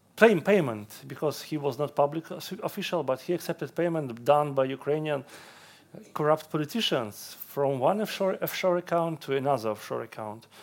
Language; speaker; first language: English; non-native, fluent; Russian